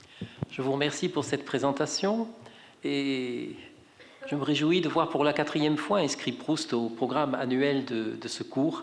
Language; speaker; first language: French; native; French